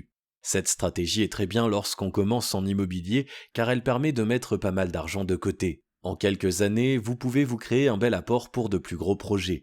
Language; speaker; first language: French; native; French